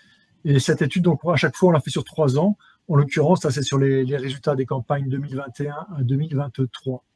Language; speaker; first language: French; native; French